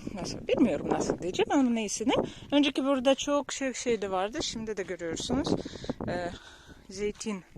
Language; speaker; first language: Turkish; non-native, learner; Russian